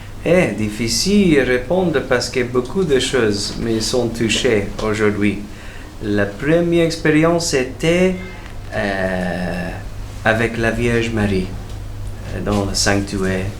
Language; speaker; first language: French; non-native, fluent; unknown